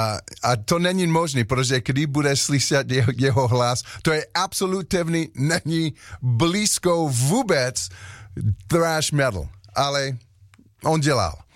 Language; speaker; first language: Czech; non-native, learner; English